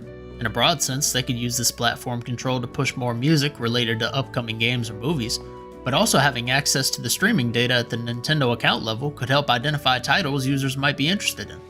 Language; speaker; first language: English; native; English